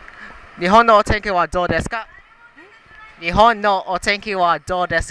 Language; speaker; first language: Japanese; non-native, learner; English